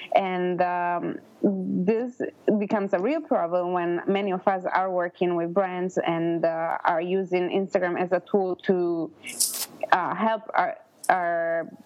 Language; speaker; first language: English; non-native, fluent; Italian